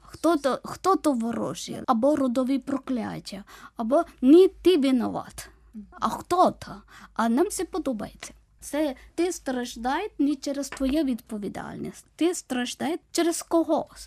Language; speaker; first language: Ukrainian; non-native, learner; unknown